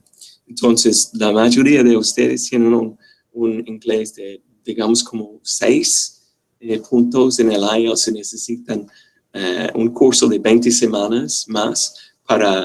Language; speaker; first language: Spanish; non-native, fluent; English